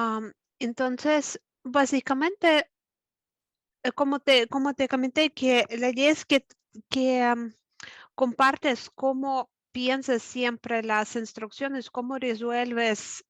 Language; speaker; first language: Spanish; non-native, fluent; Russian